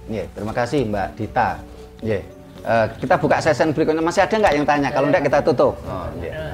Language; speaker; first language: Indonesian; non-native, local second language; Javanese